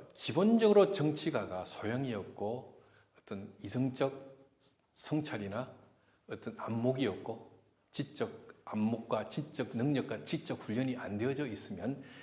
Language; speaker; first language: Korean; native; Korean